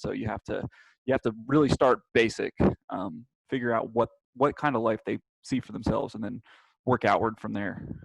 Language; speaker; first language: English; native; English